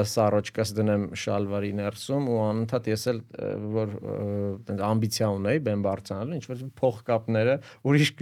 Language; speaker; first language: Armenian; native; Armenian